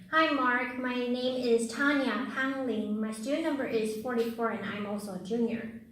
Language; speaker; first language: English; non-native, fluent; Chinese